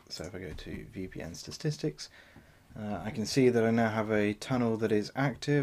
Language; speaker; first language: English; native; English